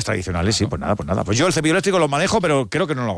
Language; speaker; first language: Spanish; native; Spanish